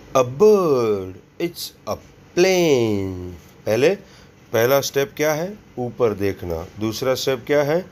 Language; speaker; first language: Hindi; non-native, local second language; Gujarati